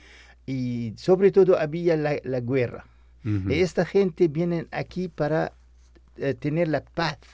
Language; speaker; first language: Spanish; non-native, fluent; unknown